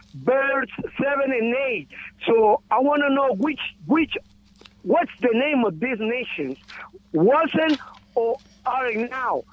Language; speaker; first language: English; non-native, learner; Spanish